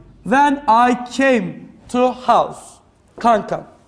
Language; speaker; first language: English; non-native, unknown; Turkish